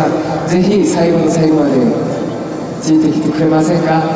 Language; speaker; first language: Japanese; non-native, learner; Korean